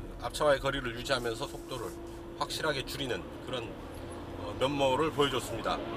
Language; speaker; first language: Korean; native; Korean